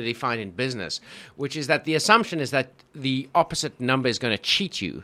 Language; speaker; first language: English; native; English